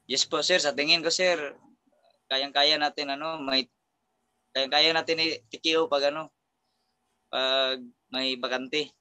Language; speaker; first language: Filipino; non-native, local second language; Cebuano